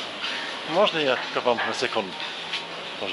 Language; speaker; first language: Russian; non-native, learner; English